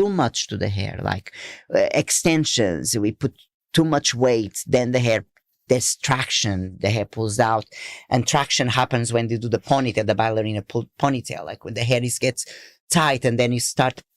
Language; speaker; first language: English; non-native, fluent; Portuguese